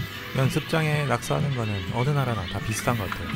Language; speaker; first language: Korean; native; Korean